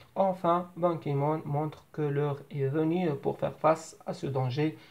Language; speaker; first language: French; non-native, local second language; Arabic